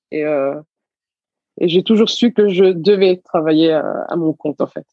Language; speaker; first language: French; early bilingual, other home language; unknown